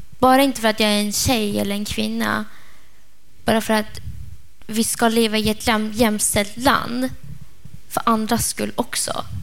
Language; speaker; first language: Swedish; non-native, fluent; Persian